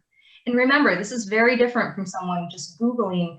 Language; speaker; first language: English; native; English